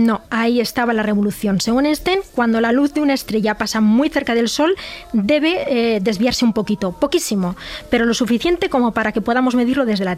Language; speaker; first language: Spanish; native; Spanish